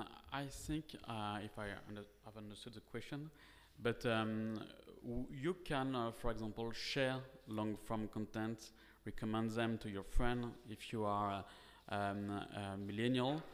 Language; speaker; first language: English; non-native, fluent; French